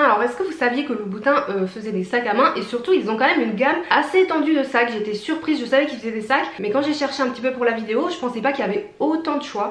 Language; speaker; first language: French; native; French